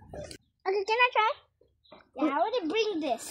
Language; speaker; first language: English; early bilingual, other home language; Nepali